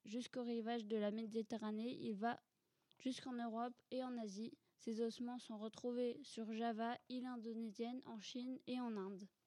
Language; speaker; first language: French; native; French